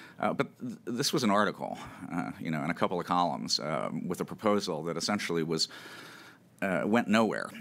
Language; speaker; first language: English; native; English